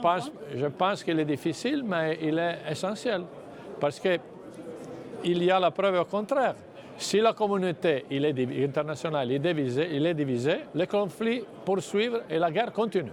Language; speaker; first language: French; non-native, fluent; Italian